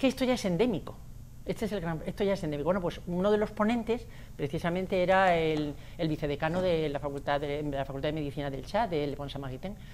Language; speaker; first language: Spanish; native; Spanish